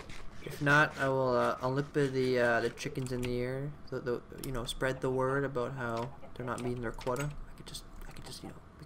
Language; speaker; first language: English; native; English